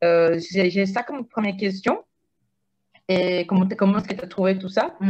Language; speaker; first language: French; non-native, fluent; Portuguese